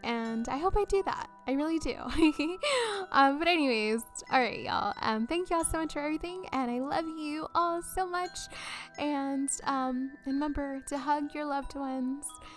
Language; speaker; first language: English; early bilingual, other home language; Spanish